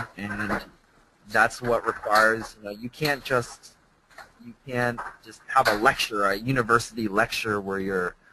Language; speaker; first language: English; native; English